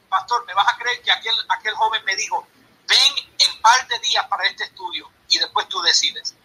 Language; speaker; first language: Spanish; early bilingual, heritage; Spanish